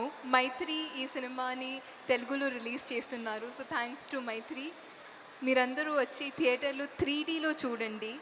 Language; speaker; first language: Telugu; non-native, fluent; Tulu